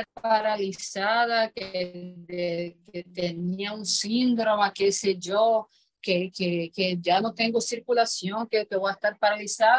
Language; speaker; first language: Spanish; non-native, fluent; Croatian